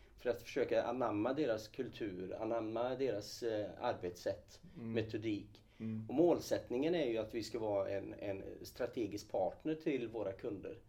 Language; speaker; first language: Swedish; early bilingual, other home language; Kurdish